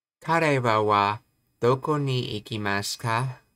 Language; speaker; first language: Japanese; non-native, learner; English